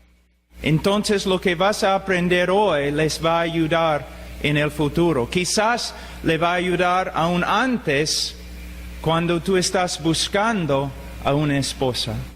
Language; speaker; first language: Spanish; non-native, fluent; English